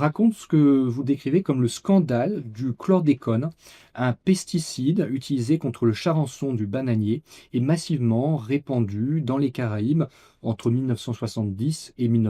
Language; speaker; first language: French; native; French